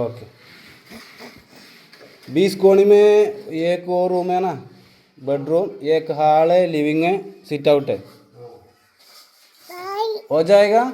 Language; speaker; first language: Hindi; non-native, local second language; Malayalam